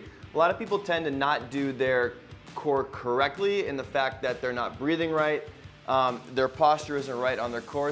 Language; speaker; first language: English; native; English